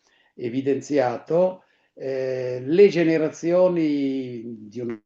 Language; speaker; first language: Italian; native; Italian